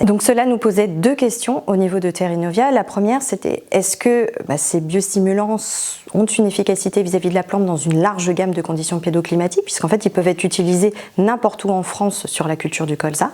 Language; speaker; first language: French; native; French